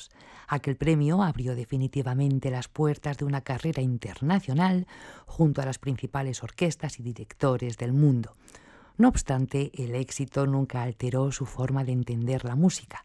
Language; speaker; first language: Spanish; native; Spanish